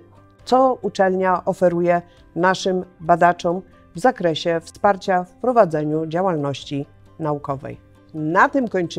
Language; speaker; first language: Polish; native; Polish